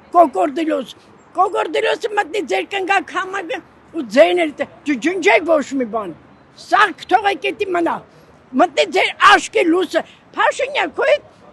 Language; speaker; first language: Armenian; native; Armenian